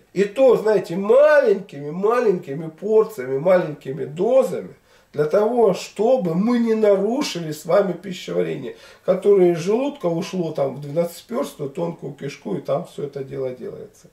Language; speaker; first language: Russian; native; Russian